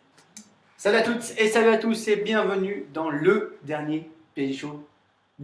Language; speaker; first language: French; native; French